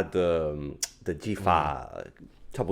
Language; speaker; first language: Chinese; non-native, fluent; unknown